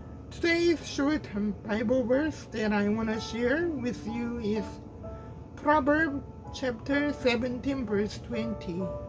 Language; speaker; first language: English; non-native, fluent; Korean